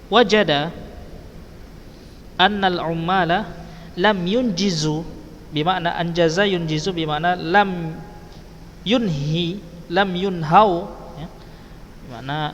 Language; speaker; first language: Arabic; non-native, fluent; Indonesian